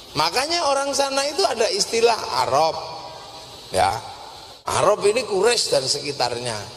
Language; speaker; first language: Indonesian; non-native, local second language; Javanese